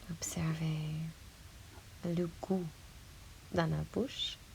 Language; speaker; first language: French; non-native, fluent; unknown